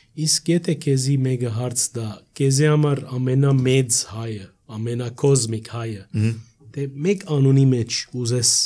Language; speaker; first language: Armenian; early bilingual, heritage; Armenian